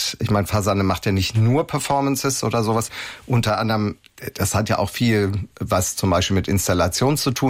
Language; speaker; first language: German; native; German